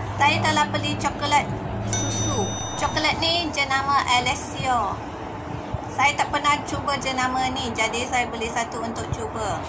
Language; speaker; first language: Malay; non-native, local second language; Chinese